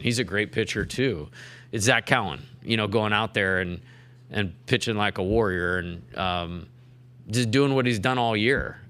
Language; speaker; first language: English; native; English